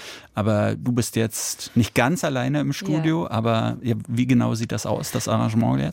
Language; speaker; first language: German; native; German